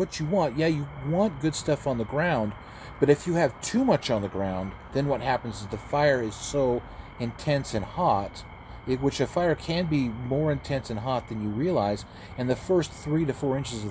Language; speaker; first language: English; native; English